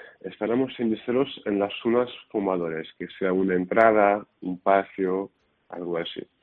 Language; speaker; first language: Spanish; non-native, fluent; French